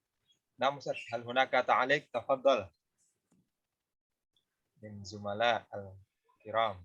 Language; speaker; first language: Arabic; non-native, fluent; Indonesian